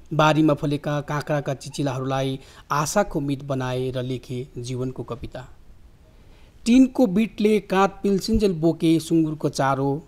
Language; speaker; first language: Nepali; native; Nepali